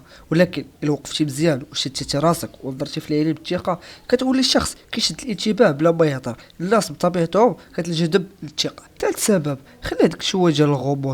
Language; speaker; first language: Arabic; native; Arabic